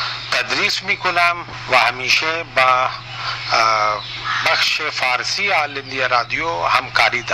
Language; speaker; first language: Persian; non-native, fluent; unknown